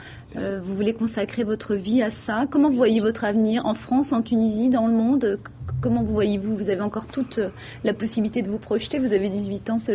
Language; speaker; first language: French; native; French